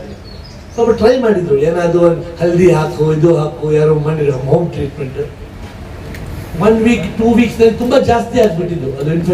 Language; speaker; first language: Kannada; non-native, local second language; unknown